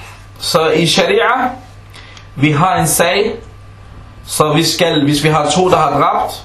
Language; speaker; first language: Danish; early bilingual, other home language; Arabic